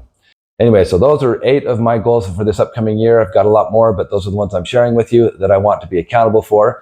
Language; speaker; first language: English; native; English